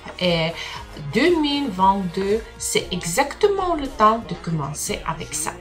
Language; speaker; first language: French; non-native, learner; Russian